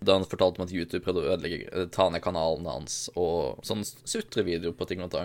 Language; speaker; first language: Norwegian; native; Norwegian